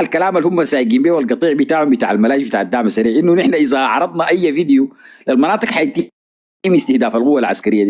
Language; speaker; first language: Arabic; native; Arabic